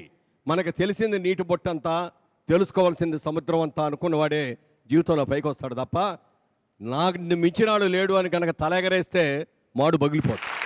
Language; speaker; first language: Telugu; native; Telugu